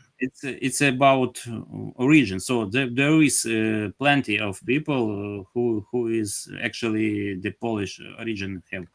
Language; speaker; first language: English; non-native, learner; Ukrainian